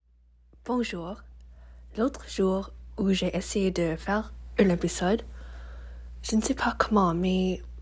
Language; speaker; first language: French; non-native, learner; English